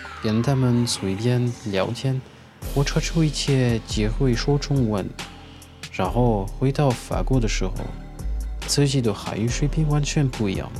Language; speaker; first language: Chinese; non-native, fluent; French